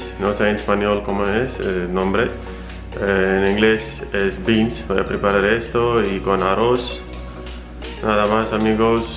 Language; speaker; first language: Spanish; non-native, learner; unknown